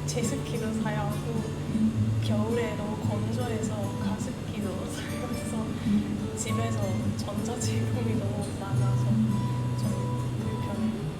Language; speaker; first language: Korean; non-native, fluent; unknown